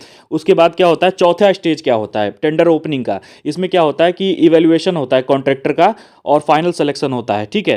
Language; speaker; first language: Hindi; native; Hindi